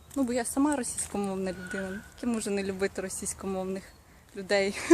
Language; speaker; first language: Ukrainian; non-native, local second language; Russian